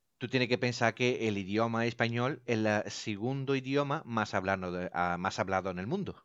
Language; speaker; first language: Spanish; non-native, fluent; Italian